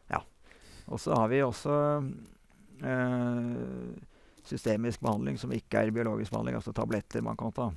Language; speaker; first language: Norwegian; native; Norwegian